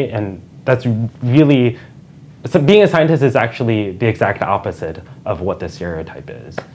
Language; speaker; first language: English; native; English